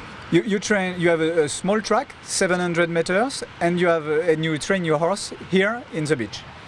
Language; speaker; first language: English; non-native, learner; French